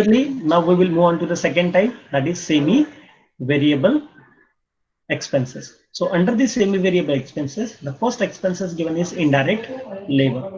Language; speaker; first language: English; non-native, local second language; Marathi